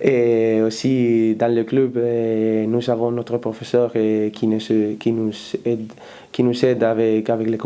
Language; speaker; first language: French; non-native, learner; Spanish